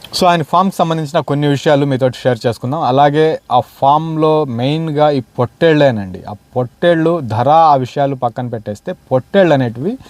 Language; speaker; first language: Telugu; non-native, local second language; Urdu